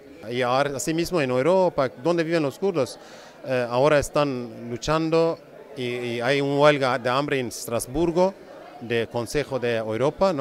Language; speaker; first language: Spanish; non-native, fluent; Kurdish